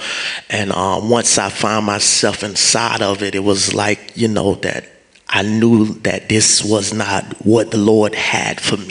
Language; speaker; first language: English; native; English